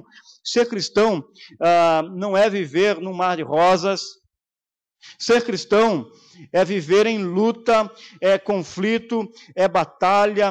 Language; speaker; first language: Portuguese; native; Portuguese